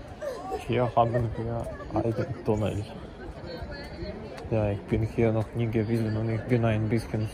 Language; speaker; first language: German; non-native, learner; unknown